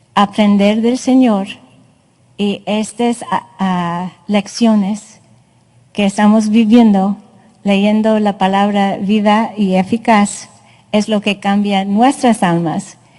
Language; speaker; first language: Spanish; non-native, fluent; English